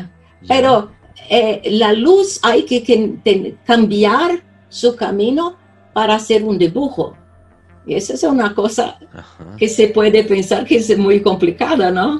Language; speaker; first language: Spanish; non-native, fluent; Portuguese